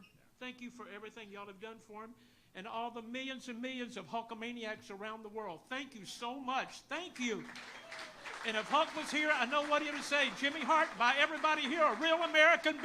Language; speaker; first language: English; native; English